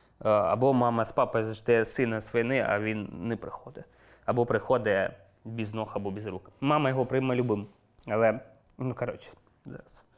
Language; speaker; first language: Ukrainian; non-native, local second language; Russian